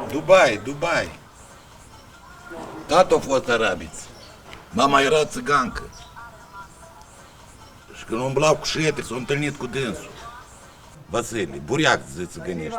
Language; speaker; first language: Romanian; non-native, local second language; Romany